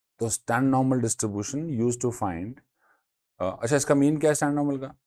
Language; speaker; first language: Hindi; native; Hindi